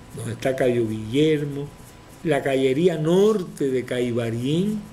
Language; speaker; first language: Spanish; native; Spanish